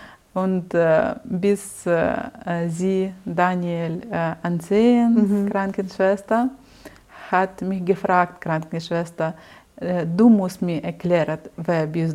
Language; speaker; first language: German; non-native, learner; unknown